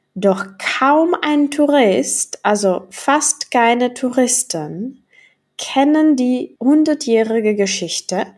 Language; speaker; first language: German; non-native, fluent; Czech